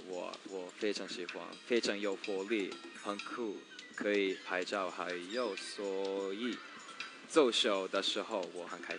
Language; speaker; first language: Chinese; non-native, learner; English